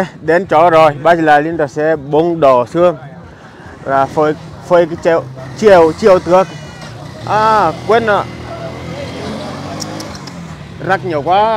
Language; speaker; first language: Vietnamese; non-native, learner; Portuguese